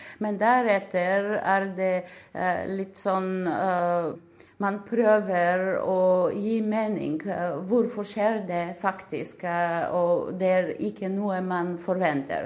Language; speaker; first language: Norwegian; non-native, fluent; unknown